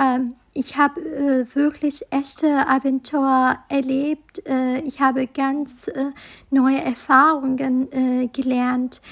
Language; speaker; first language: German; non-native, fluent; Arabic